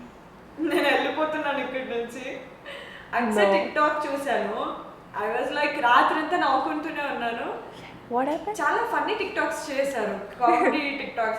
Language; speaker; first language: Telugu; native; Telugu